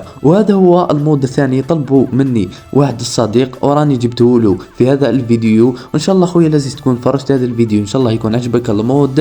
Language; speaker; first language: Arabic; native; Arabic